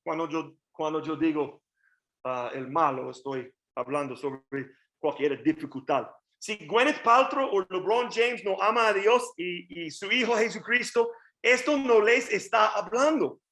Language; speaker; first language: Spanish; non-native, learner; English